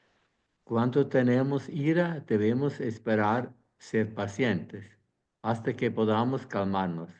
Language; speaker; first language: Spanish; non-native, fluent; Swiss German